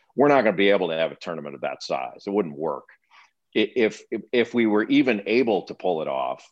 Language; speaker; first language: English; native; English